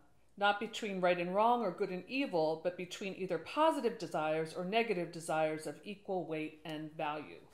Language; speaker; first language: English; native; English